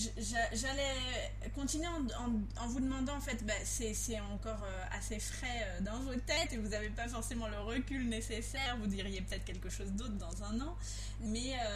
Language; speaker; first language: French; native; French